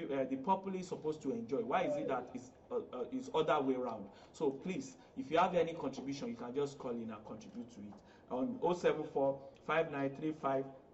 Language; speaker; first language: English; non-native, local second language; Yoruba